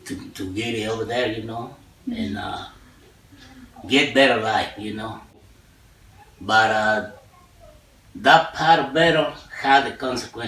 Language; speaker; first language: English; non-native, learner; Spanish